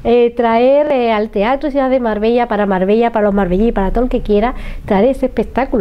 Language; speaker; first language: Spanish; native; Spanish